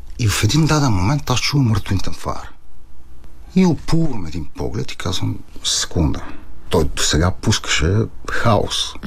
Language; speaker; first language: Bulgarian; non-native, fluent; Italian